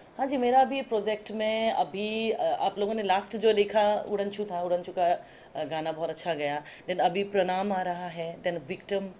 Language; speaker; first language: Hindi; non-native, local second language; Assamese